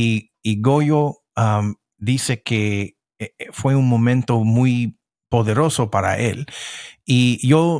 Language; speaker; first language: Spanish; non-native, fluent; English